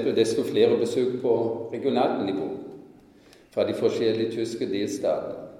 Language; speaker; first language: Norwegian; non-native, fluent; German